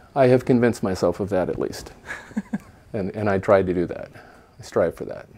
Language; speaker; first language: English; native; English